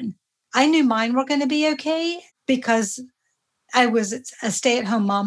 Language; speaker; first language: English; early bilingual, other home language; Hindi